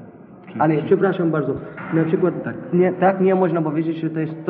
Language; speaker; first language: Polish; non-native, learner; Arabic